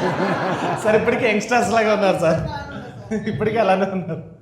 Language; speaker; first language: Telugu; native; Telugu